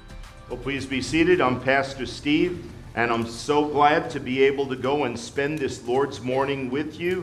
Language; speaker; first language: English; native; English